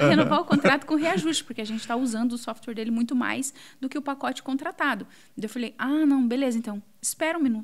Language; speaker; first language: Portuguese; native; Portuguese